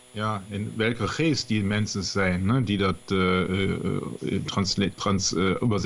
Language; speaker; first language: Dutch; non-native, learner; German